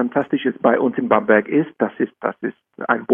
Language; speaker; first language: German; non-native, fluent; Czech